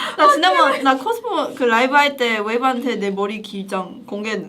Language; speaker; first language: Korean; non-native, fluent; Chinese